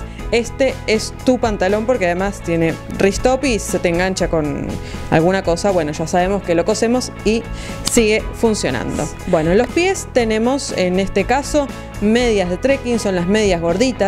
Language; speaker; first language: Spanish; native; Spanish